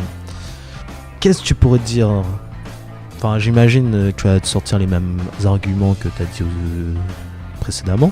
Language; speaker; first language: French; native; French